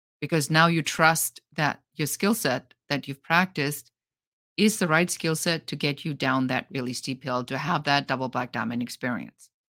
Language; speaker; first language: English; non-native, fluent; German